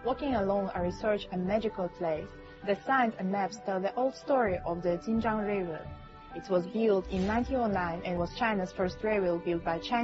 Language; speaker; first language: English; non-native, fluent; Russian